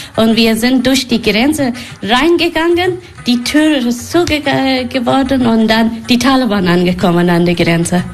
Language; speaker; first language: German; non-native, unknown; Persian